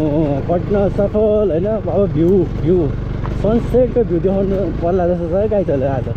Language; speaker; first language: Nepali; native; Nepali